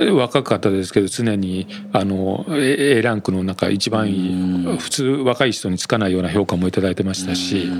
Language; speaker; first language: Japanese; native; Japanese